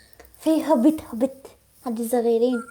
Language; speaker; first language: Arabic; non-native, learner; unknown